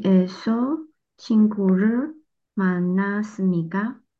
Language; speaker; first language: Korean; non-native, learner; Chinese